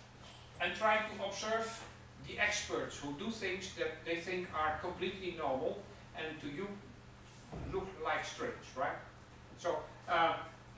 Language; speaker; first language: English; non-native, fluent; Dutch